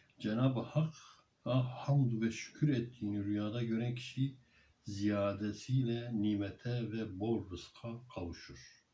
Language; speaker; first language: Turkish; native; Turkish